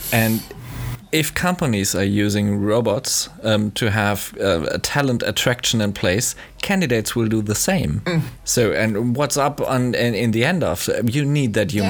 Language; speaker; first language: English; non-native, fluent; German